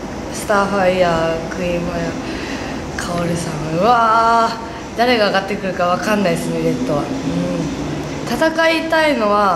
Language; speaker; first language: Japanese; native; Japanese